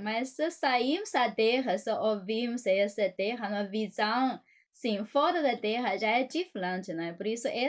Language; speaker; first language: Portuguese; non-native, fluent; Chinese